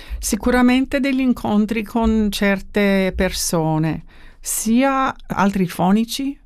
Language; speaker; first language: Italian; non-native, fluent; English